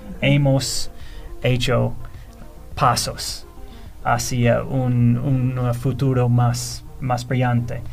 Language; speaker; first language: Spanish; non-native, fluent; English